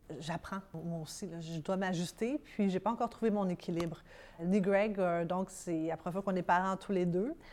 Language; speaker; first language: French; early bilingual, other home language; Arabic